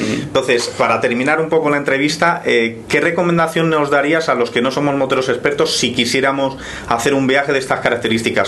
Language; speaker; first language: Spanish; native; Spanish